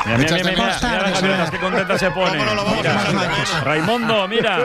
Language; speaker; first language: Spanish; native; Spanish